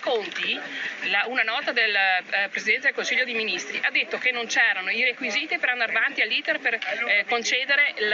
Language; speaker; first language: Italian; native; Italian